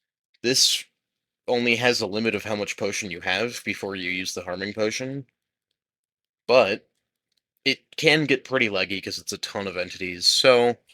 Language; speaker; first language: English; native; English